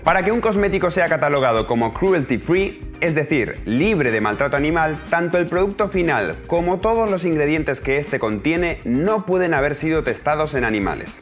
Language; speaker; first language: Spanish; native; Spanish